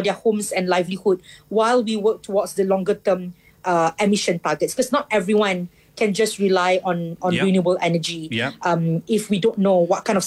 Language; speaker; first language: English; non-native, local second language; Malay